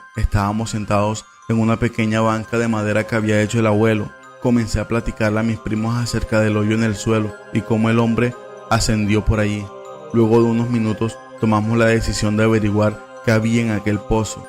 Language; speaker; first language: Spanish; native; Spanish